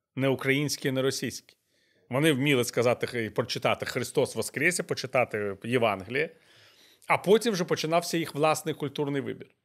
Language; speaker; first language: Ukrainian; native; Ukrainian